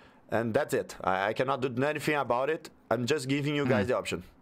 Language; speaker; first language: English; non-native, fluent; Portuguese